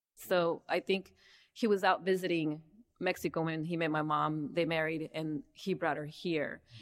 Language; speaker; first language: English; early bilingual, other home language; Spanish